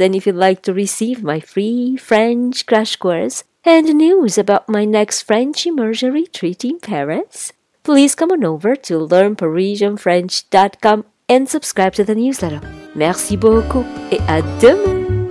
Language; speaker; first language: English; native; English